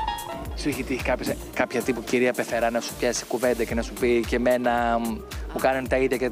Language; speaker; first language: Greek; native; Greek